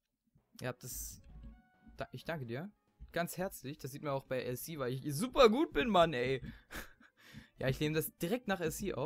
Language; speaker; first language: German; native; German